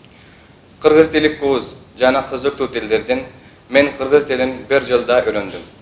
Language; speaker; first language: Kyrgyz; non-native, learner; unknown